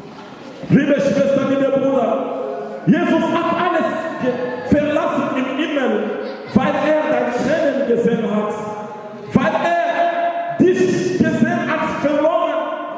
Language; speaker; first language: German; non-native, learner; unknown